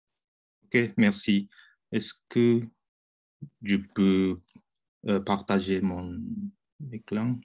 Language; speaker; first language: French; non-native, fluent; Japanese